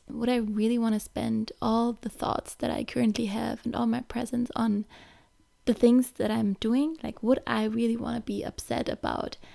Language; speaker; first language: English; non-native, fluent; German